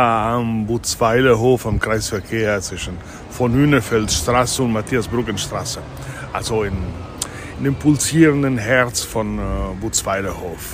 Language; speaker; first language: German; non-native, fluent; Italian